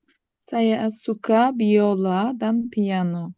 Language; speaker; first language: Indonesian; non-native, learner; Turkish